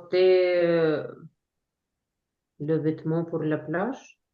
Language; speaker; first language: French; non-native, learner; Ukrainian